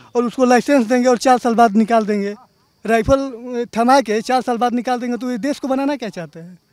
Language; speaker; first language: Hindi; native; Hindi